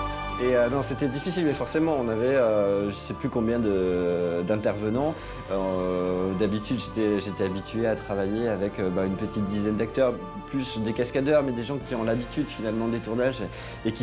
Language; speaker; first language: French; native; French